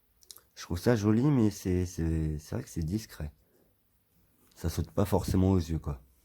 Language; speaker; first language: French; native; French